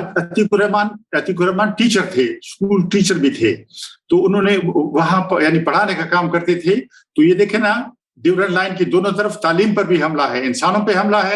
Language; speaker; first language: Urdu; non-native, local second language; Pashto